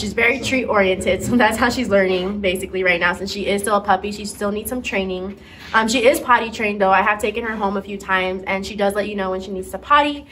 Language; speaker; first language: English; early bilingual, other home language; Spanish